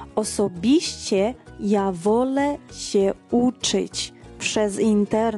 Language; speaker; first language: Polish; non-native, fluent; Georgian